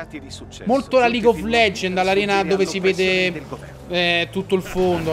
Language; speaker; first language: Italian; native; Italian